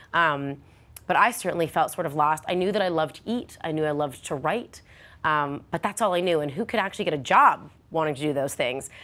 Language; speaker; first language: English; native; English